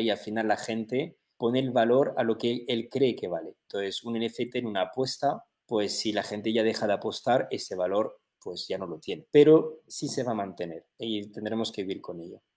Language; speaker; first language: Spanish; native; Spanish